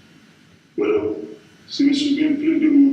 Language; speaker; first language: French; non-native, learner; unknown